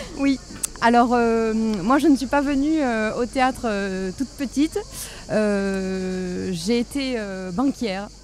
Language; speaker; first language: French; native; French